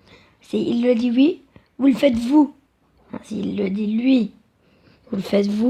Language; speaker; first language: French; native; French